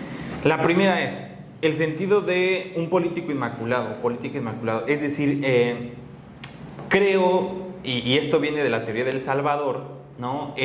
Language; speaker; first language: Spanish; native; Spanish